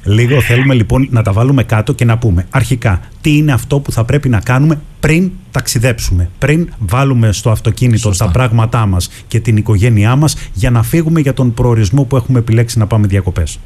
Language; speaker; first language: Greek; native; Greek